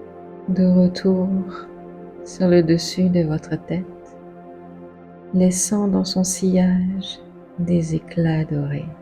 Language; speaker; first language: French; native; French